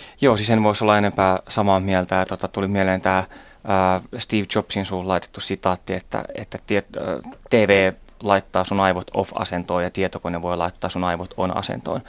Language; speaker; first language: Finnish; native; Finnish